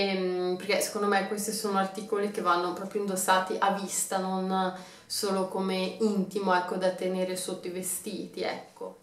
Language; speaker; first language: Italian; native; Italian